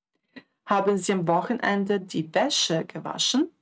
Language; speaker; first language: German; non-native, fluent; Croatian